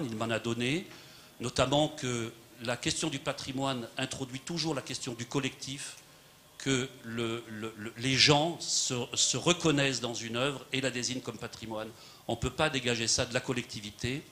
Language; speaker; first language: French; native; French